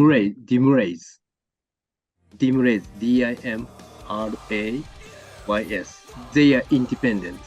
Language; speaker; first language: English; non-native, learner; Japanese